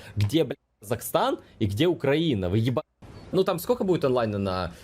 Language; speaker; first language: Russian; non-native, local second language; Ukrainian